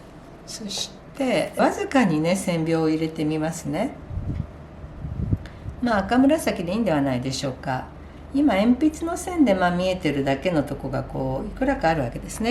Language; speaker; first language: Japanese; native; Japanese